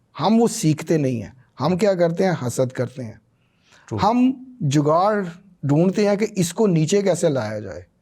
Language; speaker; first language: Urdu; non-native, local second language; Punjabi